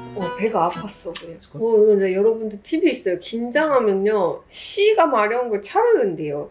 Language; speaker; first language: Korean; non-native, fluent; Japanese